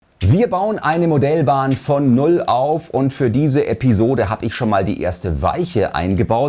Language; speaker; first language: German; native; German